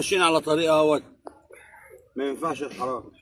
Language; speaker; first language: Arabic; native; Arabic